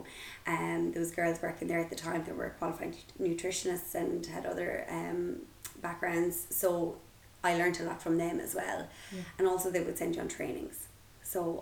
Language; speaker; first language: English; native; English